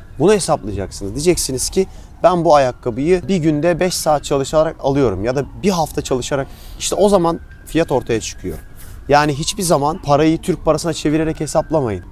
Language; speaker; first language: Turkish; native; Turkish